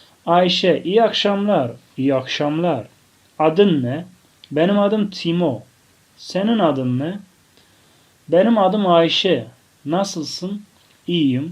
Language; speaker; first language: Turkish; non-native, fluent; Tajik